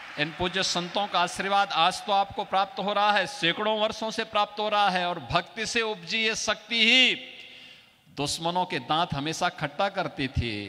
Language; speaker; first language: Hindi; native; Hindi